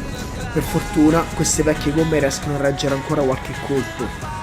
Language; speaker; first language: Italian; native; Italian